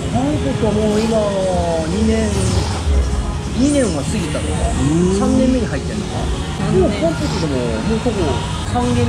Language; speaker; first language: Japanese; native; Japanese